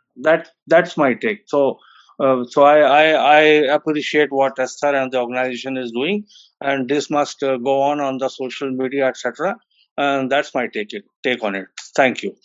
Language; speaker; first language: English; non-native, local second language; Hindi